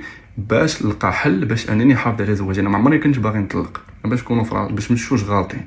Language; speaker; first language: Arabic; native; Arabic